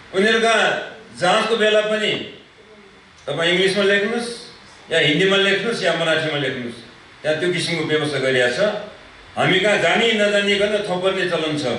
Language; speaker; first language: Nepali; non-native, local second language; Newari